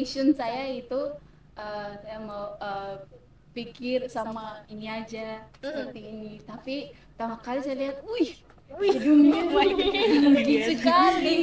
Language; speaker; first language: Indonesian; non-native, learner; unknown